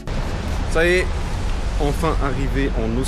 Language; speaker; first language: French; native; French